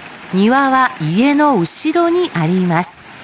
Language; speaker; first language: Japanese; non-native, learner; Chinese